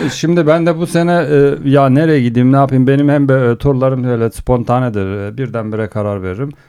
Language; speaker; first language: Turkish; early bilingual, heritage; Turkish